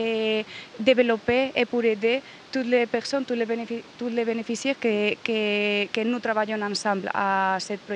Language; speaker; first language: French; non-native, learner; Spanish